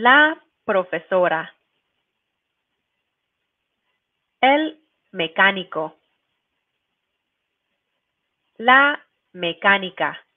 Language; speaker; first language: Spanish; non-native, fluent; English